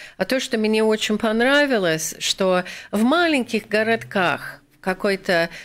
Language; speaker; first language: Russian; non-native, fluent; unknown